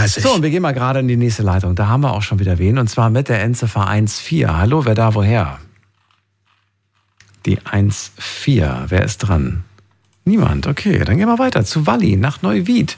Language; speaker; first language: German; native; German